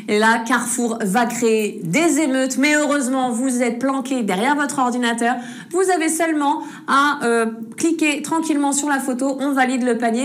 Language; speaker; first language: French; native; French